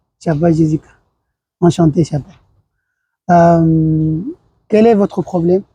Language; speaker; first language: French; non-native, learner; Arabic